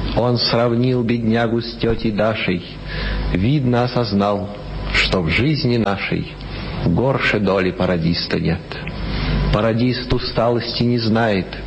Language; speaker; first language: Russian; native; Russian